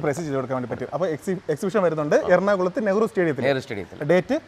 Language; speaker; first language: Malayalam; native; Malayalam